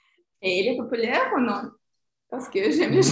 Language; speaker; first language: French; non-native, learner; Ukrainian